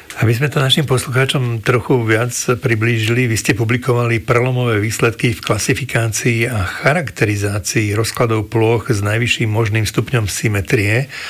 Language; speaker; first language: Slovak; native; Slovak